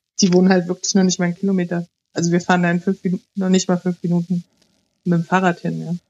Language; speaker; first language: German; early bilingual, other home language; Italian